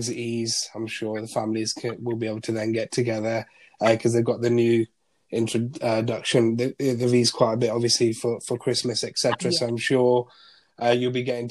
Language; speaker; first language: English; non-native, local second language; Gujarati